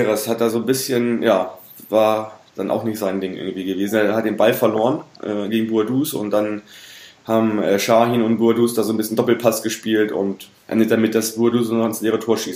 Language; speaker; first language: German; native; German